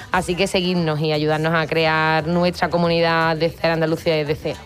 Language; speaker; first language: Spanish; native; Spanish